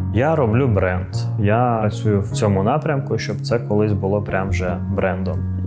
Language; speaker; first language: Ukrainian; non-native, local second language; Crimean Tatar